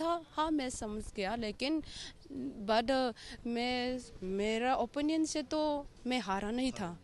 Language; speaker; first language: Hindi; non-native, local second language; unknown